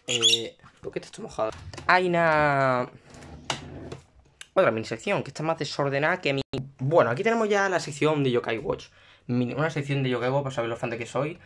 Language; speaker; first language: Spanish; native; Spanish